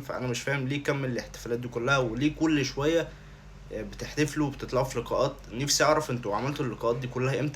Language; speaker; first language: Arabic; native; Arabic